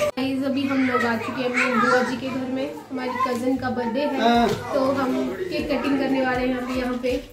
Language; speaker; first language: Hindi; native; Hindi